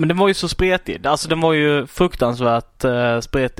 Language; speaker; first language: Swedish; native; Swedish